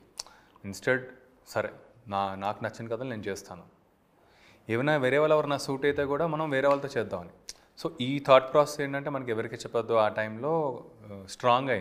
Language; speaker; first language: Telugu; native; Telugu